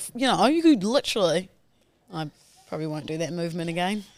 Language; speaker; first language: English; native; English